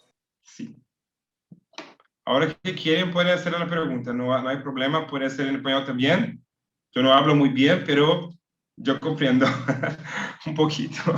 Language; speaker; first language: Spanish; non-native, learner; Portuguese